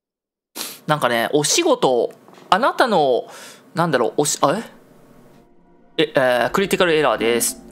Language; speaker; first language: Japanese; native; Japanese